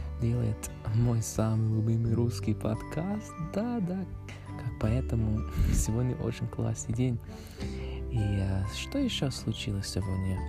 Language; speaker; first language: Russian; non-native, learner; English